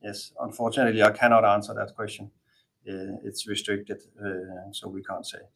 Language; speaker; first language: English; non-native, fluent; Danish